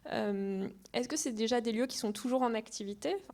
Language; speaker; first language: French; native; French